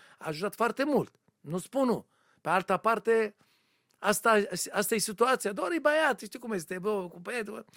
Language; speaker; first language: Romanian; non-native, learner; Hebrew